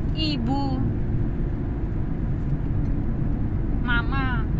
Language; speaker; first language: Chinese; non-native, learner; Indonesian